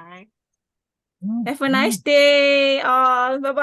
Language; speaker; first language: English; non-native, learner; Indonesian